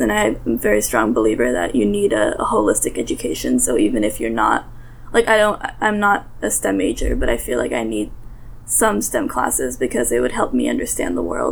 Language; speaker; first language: English; early bilingual, other home language; Russian